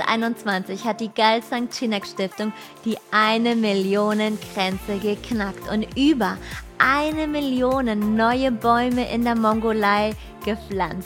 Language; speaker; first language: German; native; German